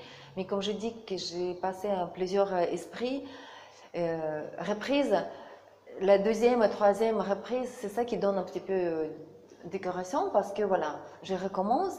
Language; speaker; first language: French; non-native, learner; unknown